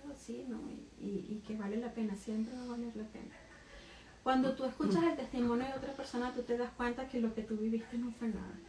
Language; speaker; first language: Spanish; native; Spanish